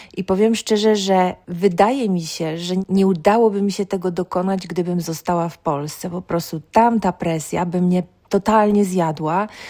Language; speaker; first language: Polish; native; Polish